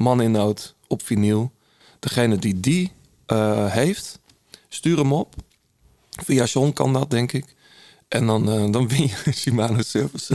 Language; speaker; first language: Dutch; native; Dutch